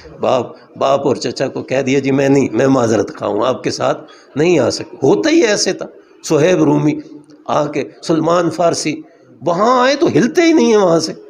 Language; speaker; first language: Urdu; non-native, local second language; Punjabi